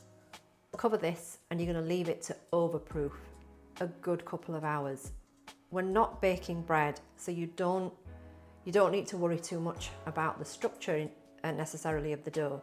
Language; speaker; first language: English; native; English